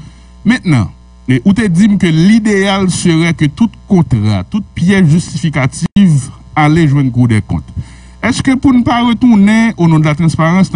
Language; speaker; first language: French; non-native, local second language; Haitian Creole